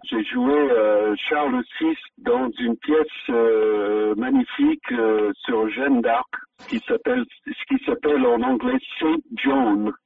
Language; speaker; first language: French; non-native, fluent; English